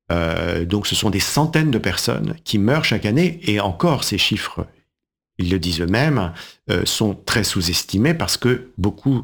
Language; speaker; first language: French; native; French